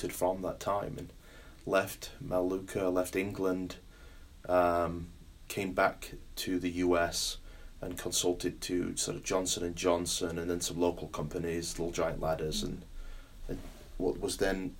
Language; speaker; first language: English; native; English